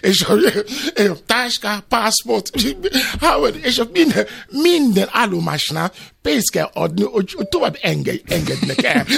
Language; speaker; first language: Hungarian; non-native, learner; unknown